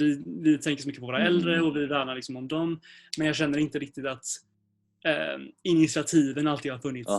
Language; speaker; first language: Swedish; native; Swedish